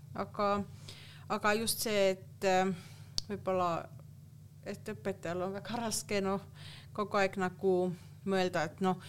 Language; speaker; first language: Estonian; non-native, fluent; Finnish